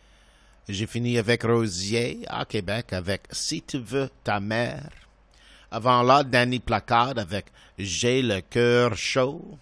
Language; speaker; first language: French; non-native, learner; English